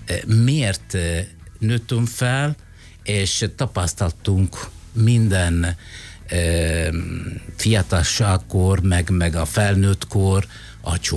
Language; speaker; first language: Hungarian; non-native, fluent; Italian